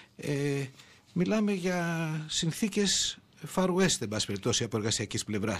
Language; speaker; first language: Greek; native; Greek